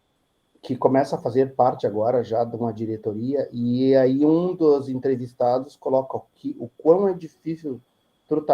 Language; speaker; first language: Portuguese; native; Portuguese